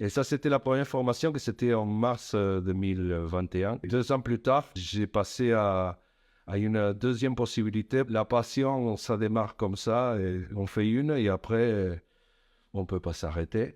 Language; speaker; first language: French; non-native, fluent; Spanish